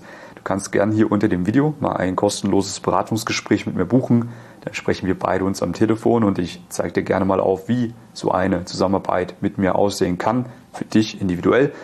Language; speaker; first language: German; native; German